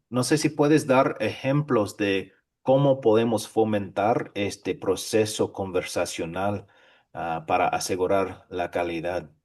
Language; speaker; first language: Spanish; non-native, fluent; English